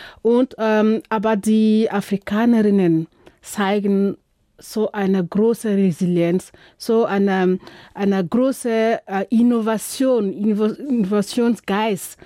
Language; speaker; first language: German; non-native, fluent; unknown